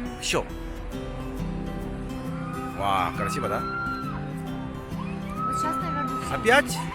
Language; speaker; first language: Russian; non-native, learner; Korean